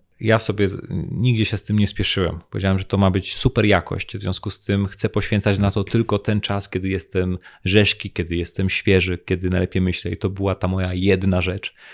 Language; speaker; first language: Polish; native; Polish